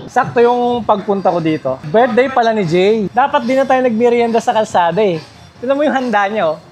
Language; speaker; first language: Filipino; native; Filipino